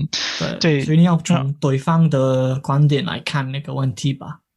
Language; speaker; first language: Chinese; non-native, fluent; English